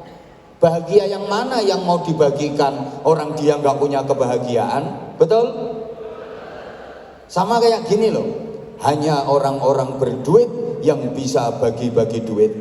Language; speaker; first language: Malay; non-native, local second language; Javanese